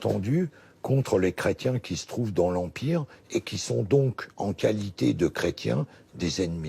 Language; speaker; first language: French; native; French